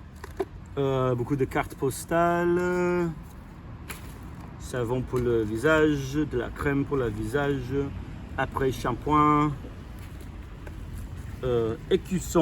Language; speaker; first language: French; non-native, fluent; English